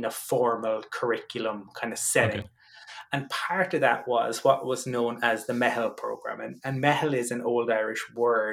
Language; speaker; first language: English; native; English